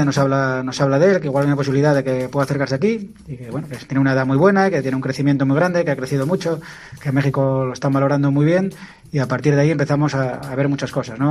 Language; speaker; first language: Spanish; native; Spanish